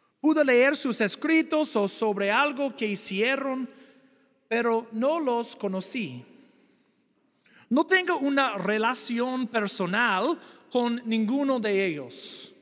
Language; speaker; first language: Spanish; non-native, fluent; English